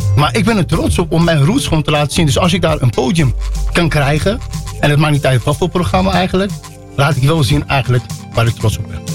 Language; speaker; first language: Dutch; early bilingual, other home language; Central Atlas Tamazight